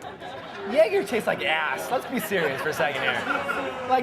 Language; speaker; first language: English; native; English